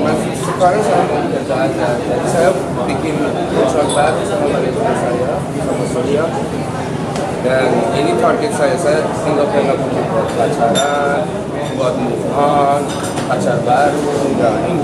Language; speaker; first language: Indonesian; non-native, learner; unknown